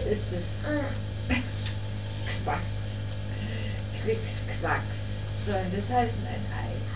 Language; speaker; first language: German; native; German